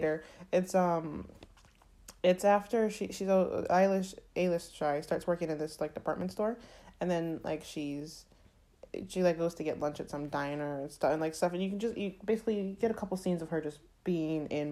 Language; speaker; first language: English; native; English